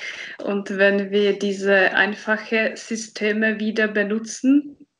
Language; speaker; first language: German; non-native, fluent; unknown